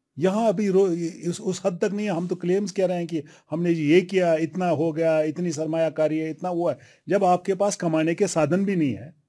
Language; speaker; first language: Hindi; non-native, local second language; Kashmiri